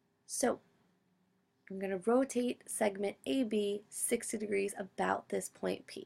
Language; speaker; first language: English; native; English